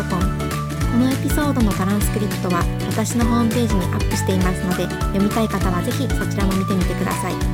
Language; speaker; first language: Japanese; native; Japanese